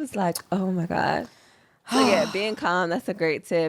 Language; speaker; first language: English; native; English